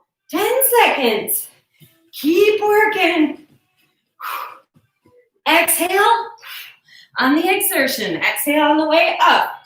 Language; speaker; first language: English; native; English